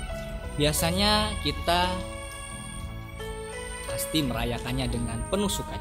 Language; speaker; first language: Indonesian; native; Indonesian